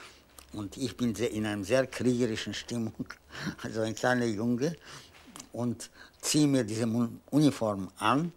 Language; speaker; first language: German; non-native, fluent; Polish